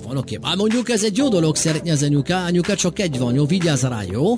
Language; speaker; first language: Hungarian; native; Hungarian